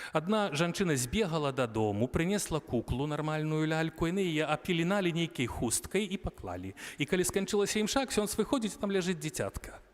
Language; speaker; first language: Belarusian; native; Belarusian